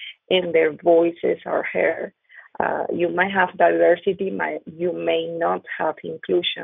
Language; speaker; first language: English; non-native, fluent; Spanish